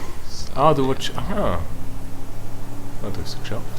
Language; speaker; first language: German; native; German